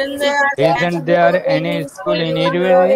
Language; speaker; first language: English; non-native, learner; Bangla